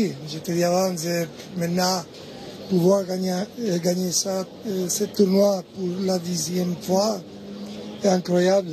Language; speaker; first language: French; non-native, learner; Spanish